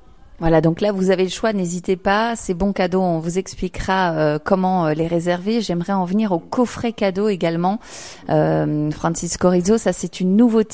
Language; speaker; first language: French; native; French